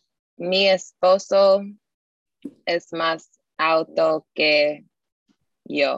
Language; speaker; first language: Spanish; non-native, learner; English